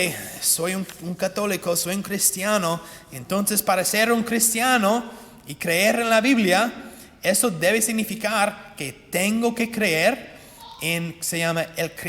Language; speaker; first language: Spanish; non-native, fluent; English